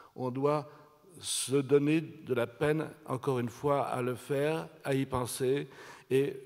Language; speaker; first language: French; native; French